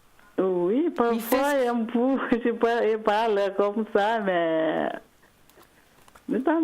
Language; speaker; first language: French; non-native, learner; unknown